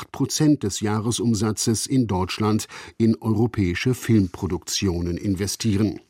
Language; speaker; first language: German; native; German